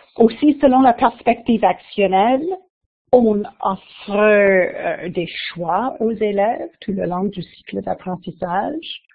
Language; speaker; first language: French; non-native, local second language; English